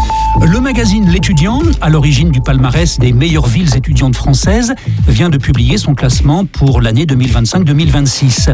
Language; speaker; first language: French; native; French